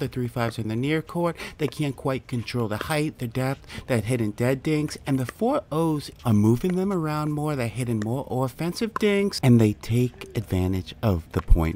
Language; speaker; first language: English; native; English